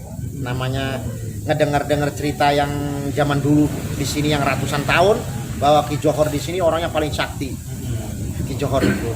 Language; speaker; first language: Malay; non-native, local second language; Javanese